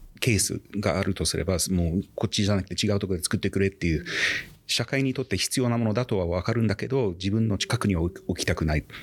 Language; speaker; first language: Japanese; non-native, fluent; English